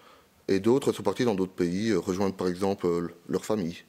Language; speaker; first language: French; native; French